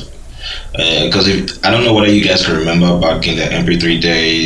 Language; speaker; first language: English; non-native, local second language; Igbo